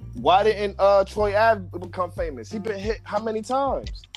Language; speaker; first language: English; native; English